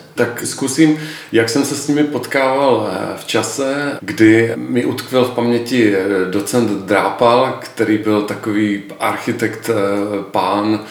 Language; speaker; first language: Czech; native; Czech